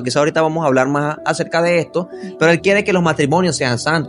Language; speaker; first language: Spanish; native; Spanish